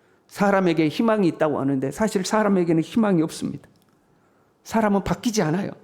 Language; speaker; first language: Korean; native; Korean